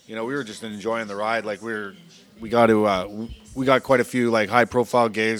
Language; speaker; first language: English; native; English